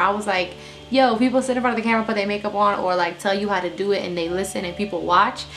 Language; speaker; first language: English; native; English